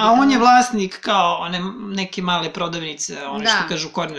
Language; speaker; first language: Serbian; native; Serbian